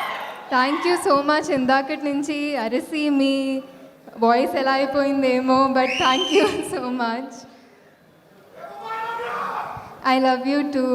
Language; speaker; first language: Telugu; non-native, fluent; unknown